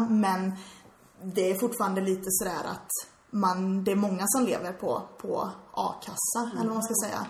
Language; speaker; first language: Swedish; early bilingual, heritage; English